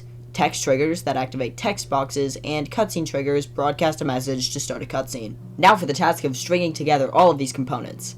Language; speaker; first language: English; native; English